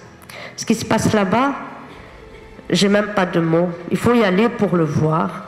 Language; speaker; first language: French; native; French